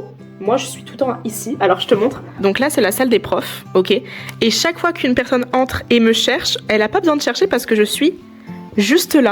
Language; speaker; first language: French; native; French